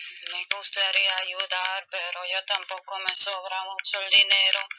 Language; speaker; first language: Spanish; non-native, fluent; German